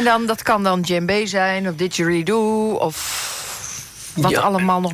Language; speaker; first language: Dutch; native; Dutch